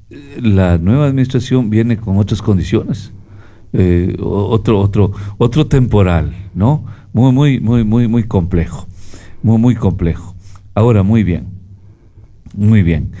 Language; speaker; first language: Spanish; native; Spanish